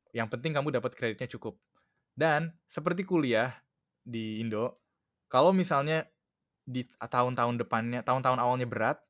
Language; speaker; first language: Indonesian; early bilingual, other home language; English